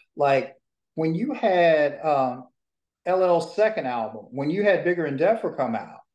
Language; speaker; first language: English; native; English